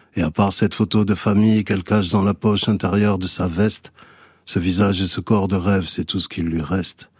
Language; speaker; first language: French; early bilingual, other home language; Fula